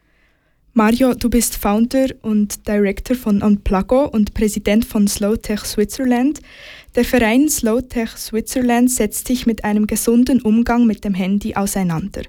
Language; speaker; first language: German; native; German